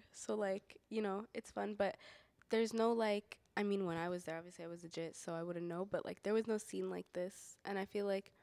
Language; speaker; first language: English; native; English